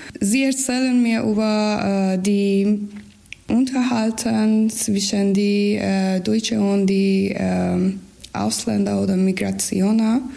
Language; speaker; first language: German; non-native, learner; Persian